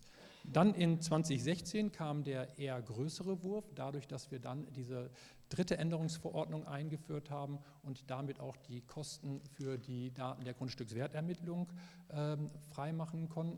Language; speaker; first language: German; native; German